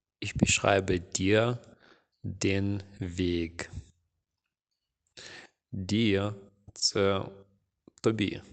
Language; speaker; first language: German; non-native, fluent; Ukrainian